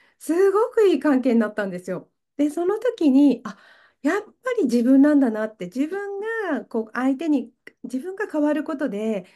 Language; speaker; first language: Japanese; native; Japanese